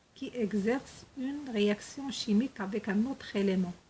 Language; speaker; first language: French; non-native, local second language; Arabic